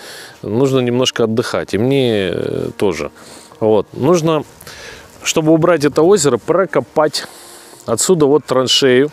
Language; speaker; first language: Russian; native; Russian